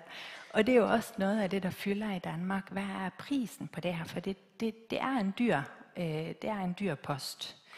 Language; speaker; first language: Danish; native; Danish